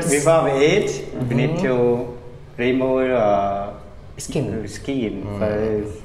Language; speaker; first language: English; non-native, learner; Khmer